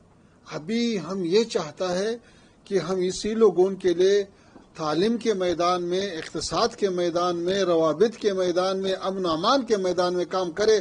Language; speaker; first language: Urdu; non-native, fluent; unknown